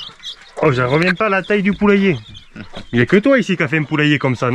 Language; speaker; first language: French; native; French